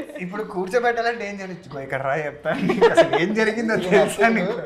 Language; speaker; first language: Telugu; native; Telugu